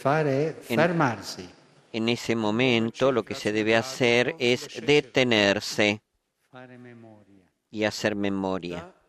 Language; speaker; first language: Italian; non-native, fluent; Spanish